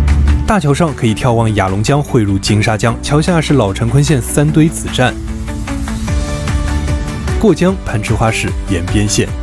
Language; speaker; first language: Chinese; native; Chinese